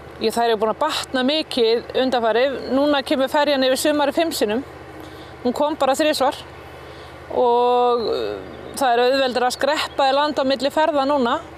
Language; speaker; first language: Icelandic; native; Icelandic